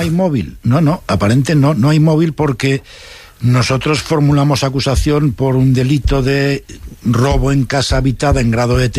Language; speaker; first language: Spanish; native; Spanish